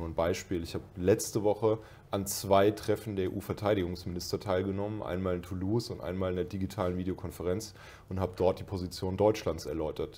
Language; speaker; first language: German; native; German